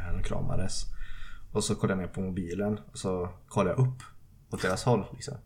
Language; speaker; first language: Swedish; early bilingual, other home language; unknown